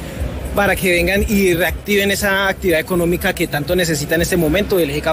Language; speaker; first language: Spanish; native; Spanish